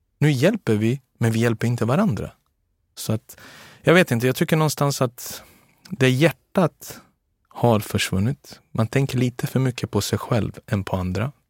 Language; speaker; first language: Swedish; early bilingual, other home language; Serbian